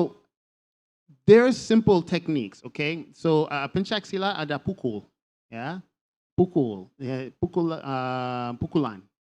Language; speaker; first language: Indonesian; non-native, learner; English